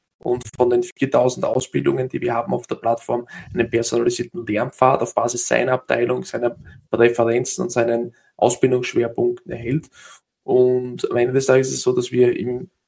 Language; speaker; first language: German; native; German